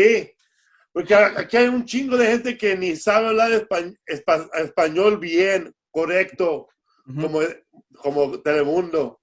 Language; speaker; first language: Spanish; early bilingual, heritage; Spanish